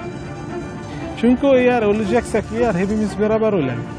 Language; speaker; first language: Turkish; non-native, fluent; Arabic